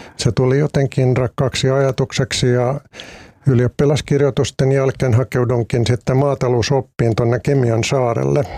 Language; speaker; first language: Finnish; non-native, local second language; Swedish